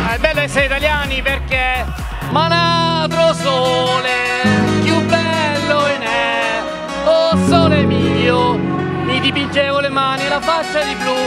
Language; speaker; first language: Italian; non-native, learner; Chinese